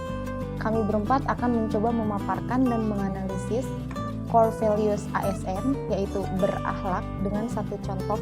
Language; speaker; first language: Indonesian; native; Indonesian